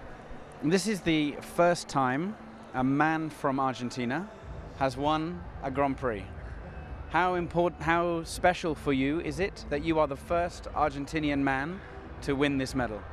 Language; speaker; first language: English; non-native, learner; Spanish